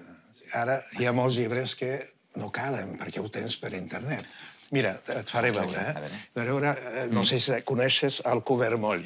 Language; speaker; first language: Catalan; non-native, fluent; Hungarian